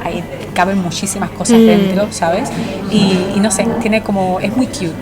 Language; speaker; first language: Spanish; native; Spanish